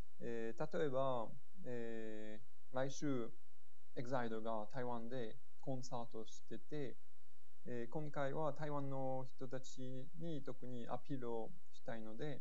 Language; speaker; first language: Japanese; non-native, fluent; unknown